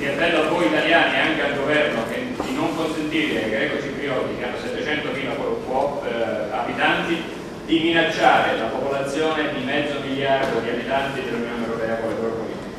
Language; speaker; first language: Italian; native; Italian